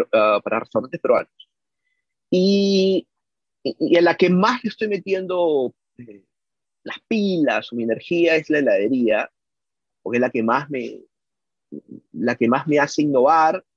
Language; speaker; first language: Spanish; native; Spanish